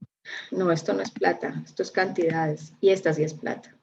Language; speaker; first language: Spanish; native; Spanish